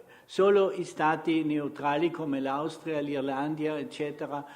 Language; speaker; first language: Italian; non-native, fluent; German